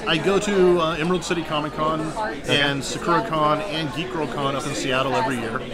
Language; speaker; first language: English; native; English